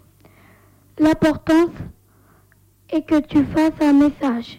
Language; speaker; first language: French; native; French